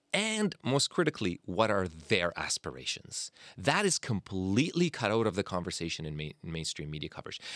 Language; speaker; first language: English; early bilingual, other home language; Arabic